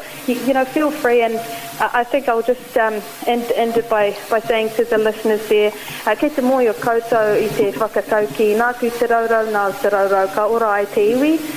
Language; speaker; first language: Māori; non-native, learner; Arabic